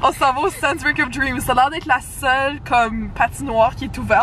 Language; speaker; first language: French; native; French